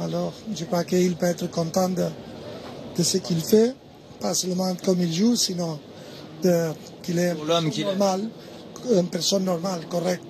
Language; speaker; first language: French; non-native, learner; Spanish